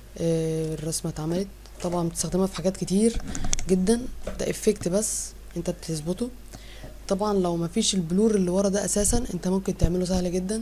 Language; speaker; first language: Arabic; native; Arabic